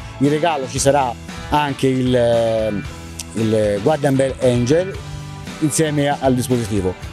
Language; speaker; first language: Italian; native; Italian